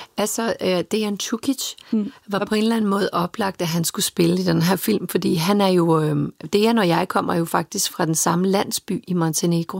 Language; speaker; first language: Danish; early bilingual, other home language; Serbian